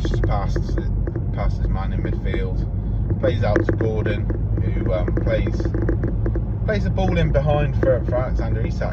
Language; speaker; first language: English; native; English